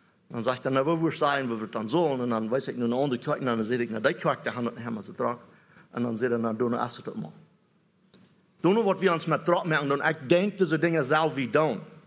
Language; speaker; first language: German; native; German